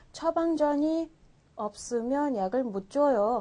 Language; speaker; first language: Korean; non-native, fluent; Mongolian